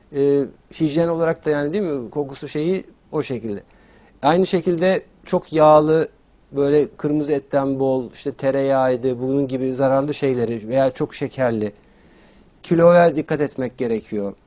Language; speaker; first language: Turkish; native; Turkish